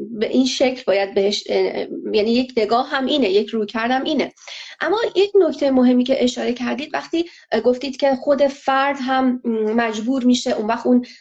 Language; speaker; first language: Persian; non-native, local second language; Azerbaijani